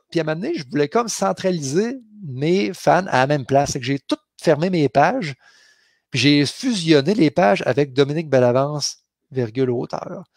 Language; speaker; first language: French; native; French